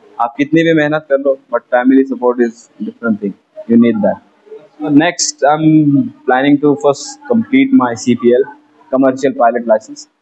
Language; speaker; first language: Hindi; native; Hindi